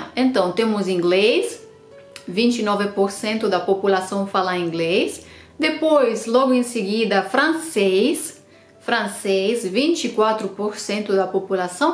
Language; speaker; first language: Portuguese; non-native, fluent; Romanian